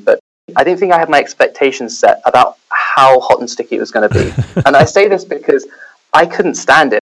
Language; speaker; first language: English; native; English